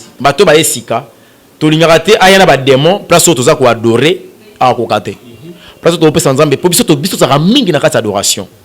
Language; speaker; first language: Lingala; native; Lingala